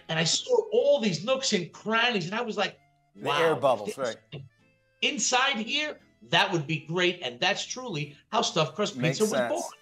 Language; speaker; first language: English; native; English